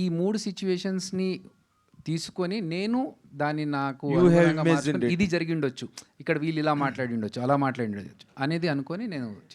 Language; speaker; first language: Telugu; native; Telugu